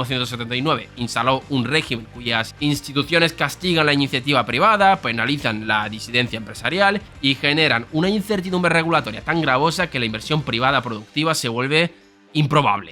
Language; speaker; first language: Spanish; native; Spanish